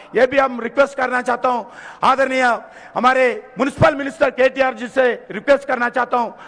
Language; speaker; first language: Hindi; non-native, local second language; Telugu